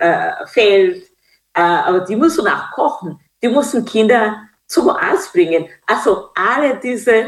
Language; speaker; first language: German; non-native, fluent; Kinyarwanda